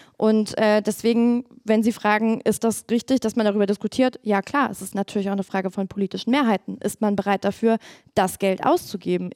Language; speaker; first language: German; native; German